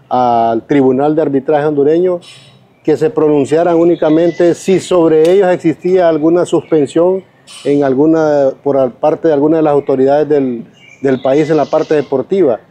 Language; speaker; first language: Spanish; native; Spanish